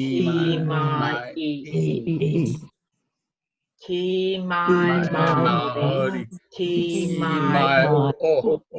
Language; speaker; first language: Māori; non-native, fluent; English